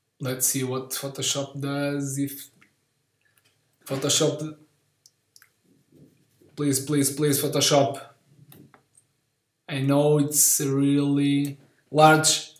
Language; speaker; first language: English; non-native, learner; Portuguese